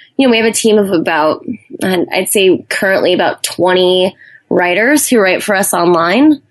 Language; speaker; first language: English; native; English